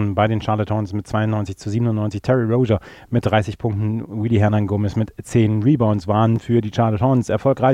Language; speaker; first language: German; native; German